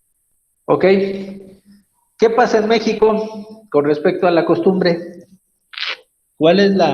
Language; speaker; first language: Spanish; native; Spanish